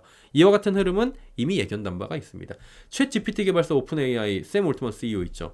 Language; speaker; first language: Korean; native; Korean